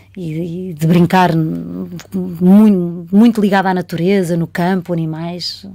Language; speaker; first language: Portuguese; native; Portuguese